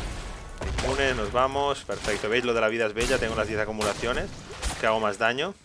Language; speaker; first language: Spanish; native; Spanish